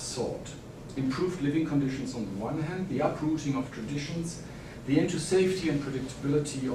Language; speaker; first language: English; non-native, fluent; German